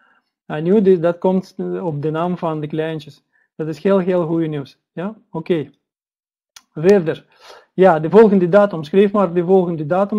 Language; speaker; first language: Dutch; non-native, learner; Russian